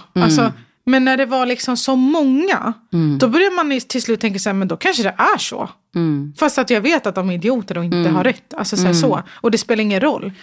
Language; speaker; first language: Swedish; native; Swedish